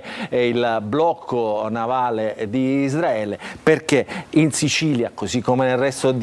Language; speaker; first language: Italian; native; Italian